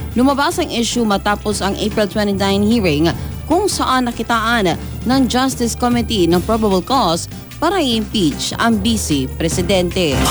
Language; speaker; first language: Filipino; non-native, local second language; Cebuano